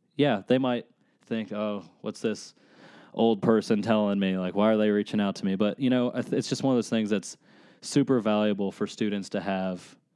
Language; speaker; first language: English; native; English